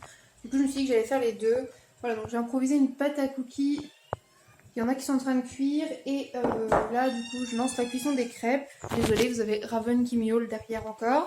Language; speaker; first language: French; native; French